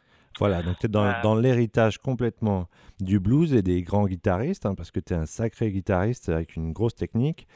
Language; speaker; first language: French; native; French